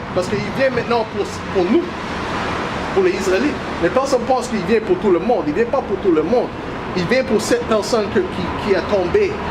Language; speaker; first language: French; non-native, learner; English